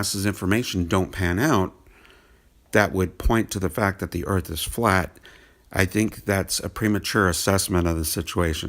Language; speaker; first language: English; native; English